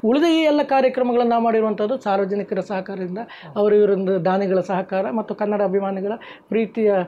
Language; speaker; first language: Kannada; native; Kannada